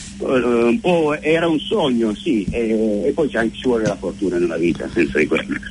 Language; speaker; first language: Italian; native; Italian